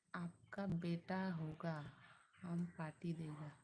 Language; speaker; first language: Hindi; non-native, local second language; Bangla